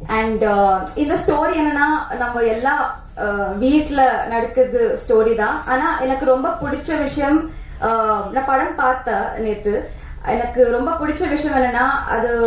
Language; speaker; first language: Tamil; non-native, learner; Telugu